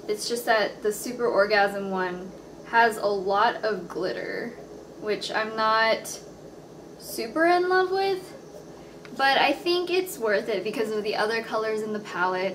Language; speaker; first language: English; native; English